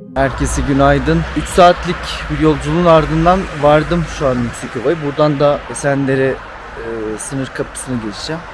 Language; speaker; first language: Turkish; non-native, local second language; Kurdish